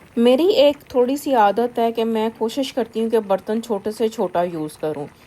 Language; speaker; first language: Urdu; native; Urdu